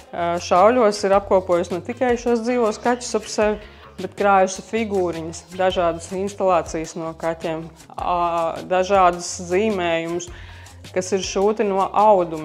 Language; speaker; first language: Latvian; native; Latvian